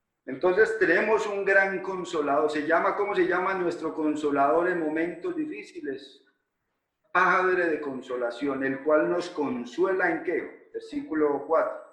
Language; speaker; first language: Spanish; native; Spanish